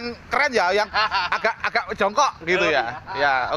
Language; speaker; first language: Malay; non-native, local second language; Javanese